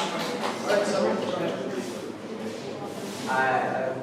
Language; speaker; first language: English; native; English